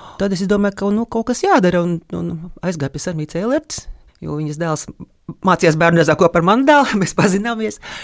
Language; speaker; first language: Latvian; native; Latvian